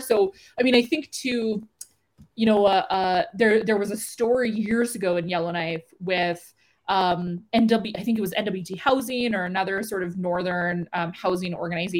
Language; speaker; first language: English; native; English